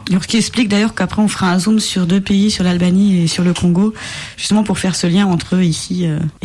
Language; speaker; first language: French; native; French